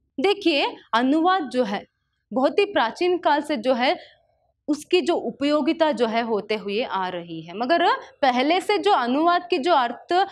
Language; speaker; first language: Hindi; non-native, local second language; Kannada